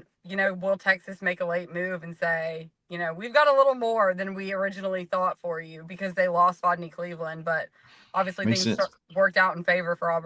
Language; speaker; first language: English; native; English